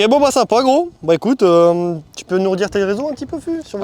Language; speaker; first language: French; native; French